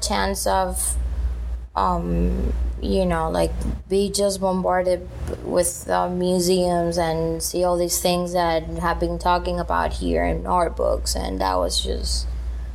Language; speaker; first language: English; non-native, fluent; Spanish